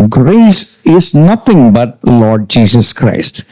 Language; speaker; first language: English; non-native, local second language; Tamil